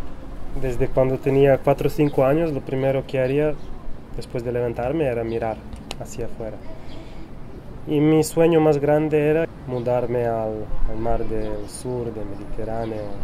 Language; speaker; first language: Spanish; non-native, fluent; Serbian